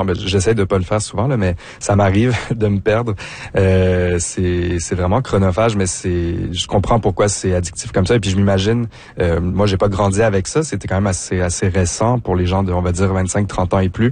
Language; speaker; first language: French; native; French